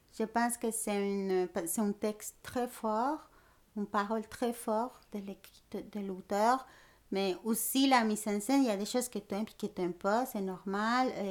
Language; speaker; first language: French; non-native, fluent; Spanish